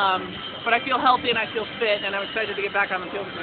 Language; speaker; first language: English; native; English